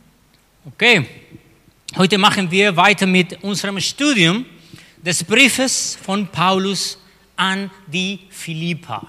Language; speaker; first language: German; non-native, fluent; Spanish